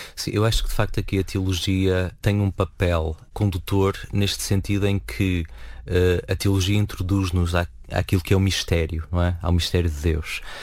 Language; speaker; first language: Portuguese; native; Portuguese